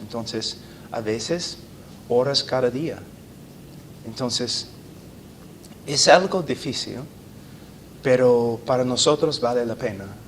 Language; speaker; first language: Spanish; non-native, fluent; English